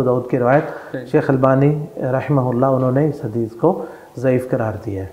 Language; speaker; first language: Urdu; non-native, local second language; Punjabi